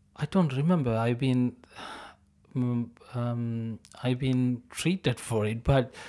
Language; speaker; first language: English; non-native, local second language; Tamil